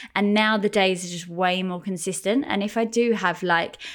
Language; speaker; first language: English; native; English